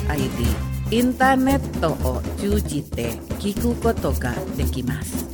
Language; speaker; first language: Japanese; non-native, fluent; Indonesian